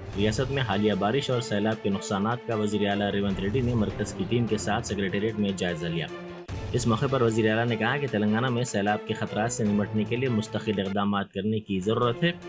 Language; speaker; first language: Hindi; non-native, local second language; Urdu